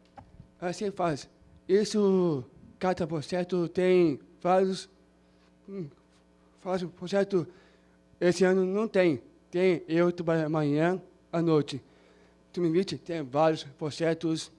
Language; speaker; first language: Portuguese; non-native, learner; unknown